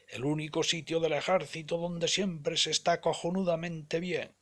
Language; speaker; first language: Spanish; non-native, local second language; Galician